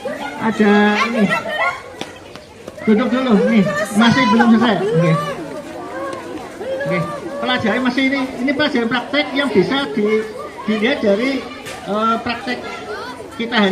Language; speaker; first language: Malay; non-native, local second language; Javanese